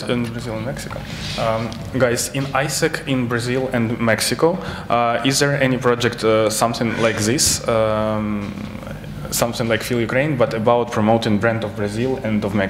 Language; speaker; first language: English; non-native, fluent; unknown